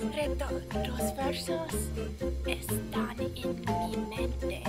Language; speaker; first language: Spanish; non-native, learner; English